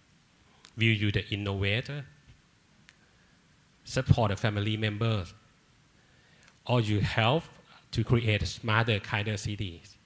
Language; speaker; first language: English; non-native, learner; Thai